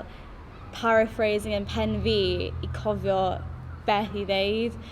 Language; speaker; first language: Welsh; non-native, local second language; English